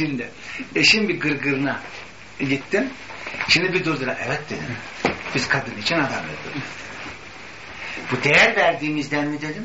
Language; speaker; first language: Turkish; native; Turkish